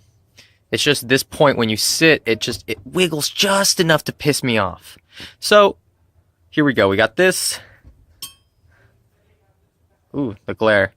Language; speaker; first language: English; native; English